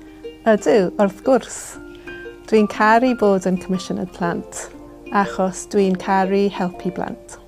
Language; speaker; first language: Welsh; non-native, local second language; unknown